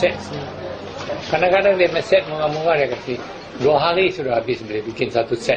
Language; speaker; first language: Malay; non-native, local second language; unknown